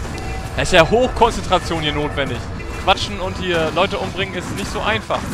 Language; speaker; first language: German; native; German